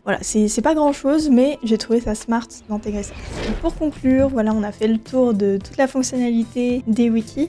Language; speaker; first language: French; native; French